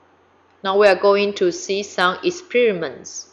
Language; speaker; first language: English; non-native, fluent; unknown